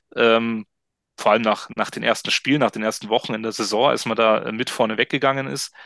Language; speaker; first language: German; native; German